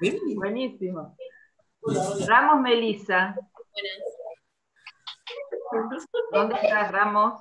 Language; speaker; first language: Spanish; native; Spanish